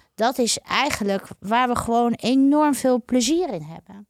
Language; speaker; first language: Dutch; early bilingual, other home language; Indonesian